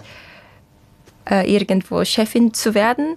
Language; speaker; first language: German; non-native, fluent; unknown